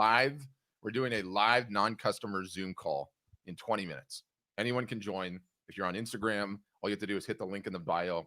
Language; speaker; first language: English; native; English